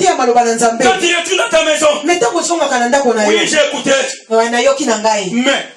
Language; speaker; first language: French; non-native, local second language; Lingala